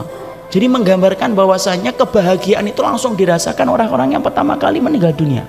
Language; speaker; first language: Indonesian; native; Indonesian